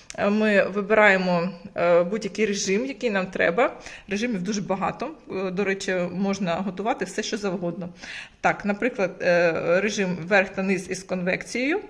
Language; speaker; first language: Ukrainian; non-native, local second language; Russian